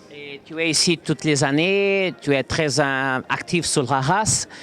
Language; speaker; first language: French; non-native, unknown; Portuguese